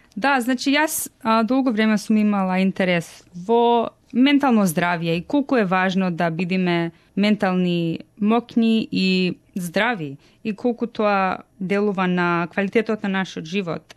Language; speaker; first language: Macedonian; early bilingual, other home language; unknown